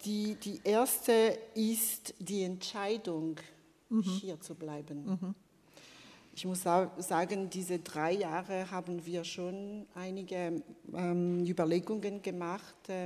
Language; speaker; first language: German; non-native, fluent; Malagasy